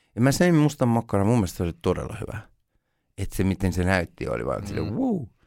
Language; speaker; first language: Finnish; early bilingual, other home language; Persian